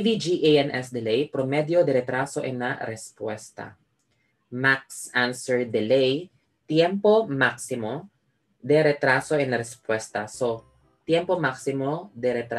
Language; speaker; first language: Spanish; non-native, learner; Filipino